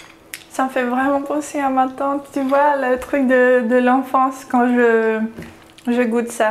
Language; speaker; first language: French; early bilingual, heritage; French